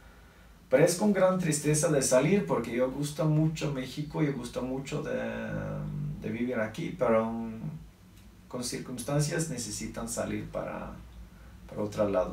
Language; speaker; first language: Spanish; non-native, learner; Norwegian